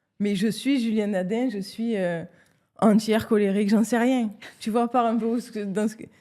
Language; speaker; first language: French; native; French